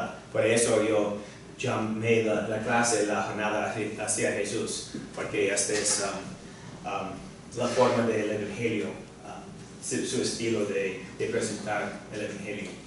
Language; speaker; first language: Spanish; non-native, fluent; English